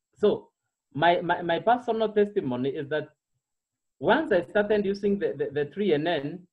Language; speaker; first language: English; non-native, local second language; Meru